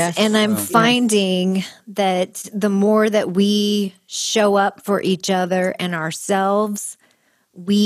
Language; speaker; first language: English; native; English